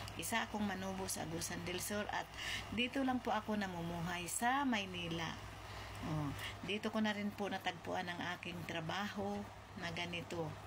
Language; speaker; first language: Filipino; non-native, local second language; Cebuano